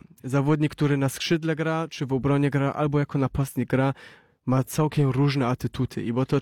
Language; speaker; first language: Polish; early bilingual, heritage; Polish